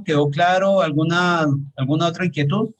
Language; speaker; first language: Spanish; native; Spanish